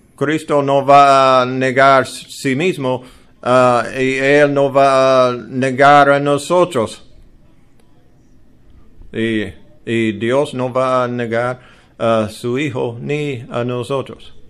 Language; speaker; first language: Spanish; non-native, learner; English